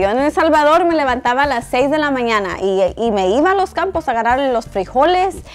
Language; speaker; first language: Spanish; early bilingual, heritage; Spanish